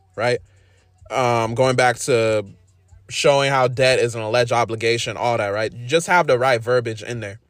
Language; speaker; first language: English; native; English